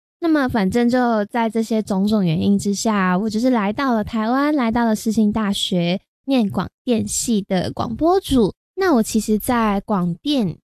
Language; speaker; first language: Chinese; non-native, local second language; Cantonese